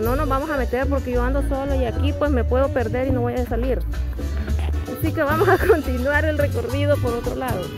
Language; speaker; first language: Spanish; native; Spanish